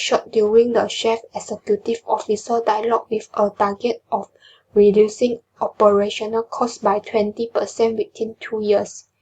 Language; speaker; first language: English; non-native, learner; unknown